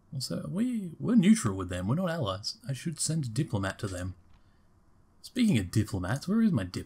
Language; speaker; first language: English; native; English